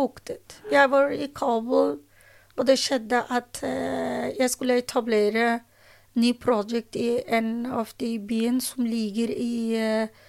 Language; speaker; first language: Norwegian; non-native, learner; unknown